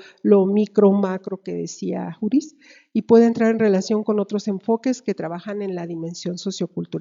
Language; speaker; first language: Spanish; native; Spanish